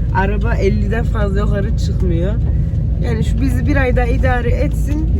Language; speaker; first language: Turkish; early bilingual, heritage; Turkish